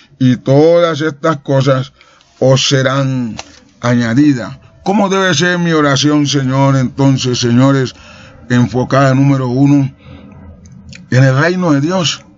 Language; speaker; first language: Spanish; native; Spanish